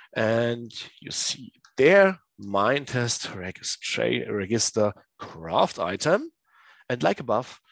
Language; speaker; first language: English; non-native, learner; German